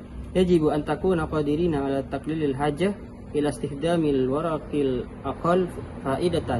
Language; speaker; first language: Arabic; non-native, learner; Indonesian